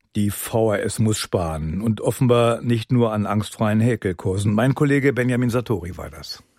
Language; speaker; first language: German; native; German